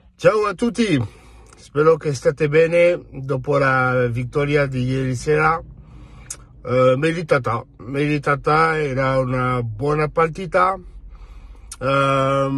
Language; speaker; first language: Italian; non-native, fluent; French